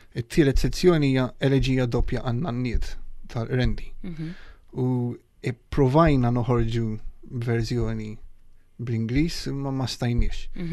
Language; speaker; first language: Maltese; early bilingual, heritage; Maltese